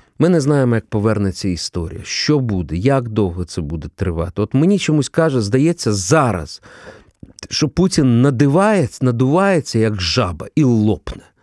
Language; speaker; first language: Ukrainian; non-native, local second language; Russian